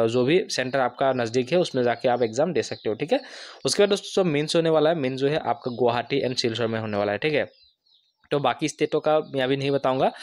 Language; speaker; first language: Hindi; non-native, local second language; Assamese